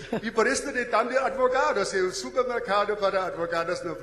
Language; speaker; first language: Portuguese; non-native, learner; German